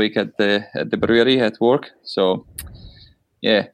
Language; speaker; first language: English; non-native, fluent; Italian